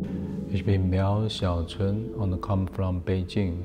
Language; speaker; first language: German; non-native, fluent; Chinese